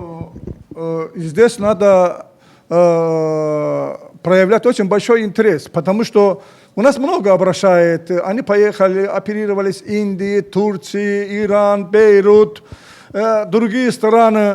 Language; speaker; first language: Russian; native; Russian